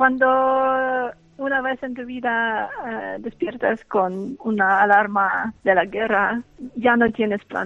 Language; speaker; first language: Spanish; non-native, learner; Ukrainian